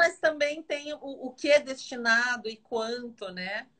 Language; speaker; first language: Portuguese; native; Portuguese